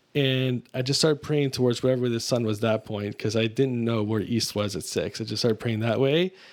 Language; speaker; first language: English; native; English